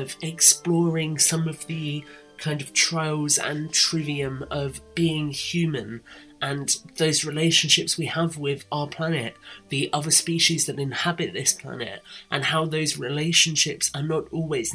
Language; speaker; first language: English; non-native, fluent; German